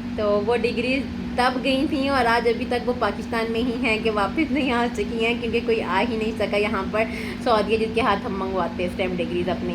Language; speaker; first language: Urdu; native; Urdu